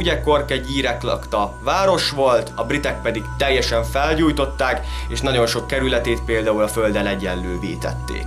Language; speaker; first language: Hungarian; native; Hungarian